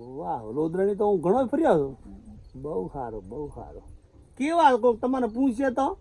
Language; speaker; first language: Gujarati; native; Gujarati